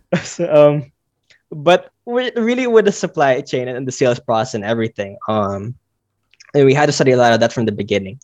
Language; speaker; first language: English; non-native, local second language; Filipino